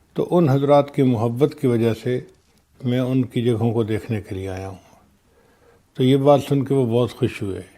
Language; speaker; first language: Urdu; non-native, local second language; Punjabi